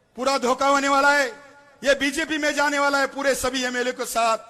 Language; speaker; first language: Hindi; non-native, local second language; Marathi